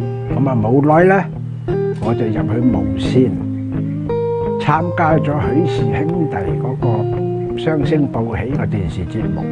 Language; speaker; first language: Cantonese; native; Cantonese